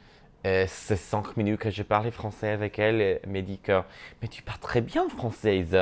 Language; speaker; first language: French; non-native, learner; English